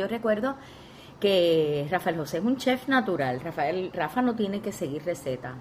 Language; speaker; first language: Spanish; native; Spanish